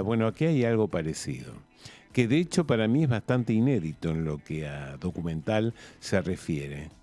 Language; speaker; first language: Spanish; native; Spanish